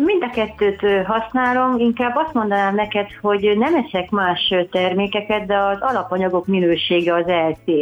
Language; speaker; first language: Hungarian; native; Hungarian